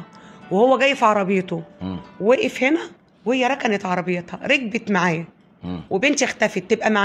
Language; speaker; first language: Arabic; native; Arabic